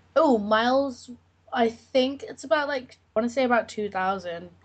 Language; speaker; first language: English; native; English